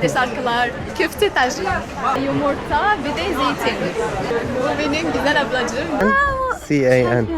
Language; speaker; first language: Turkish; non-native, learner; Arabic